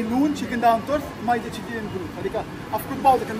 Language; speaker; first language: Romanian; non-native, learner; Arabic